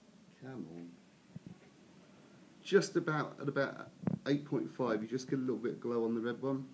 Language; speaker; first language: English; native; English